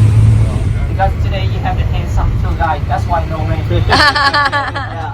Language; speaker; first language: English; non-native, fluent; Vietnamese